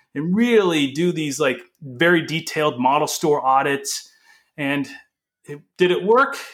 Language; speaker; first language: English; early bilingual, other home language; Portuguese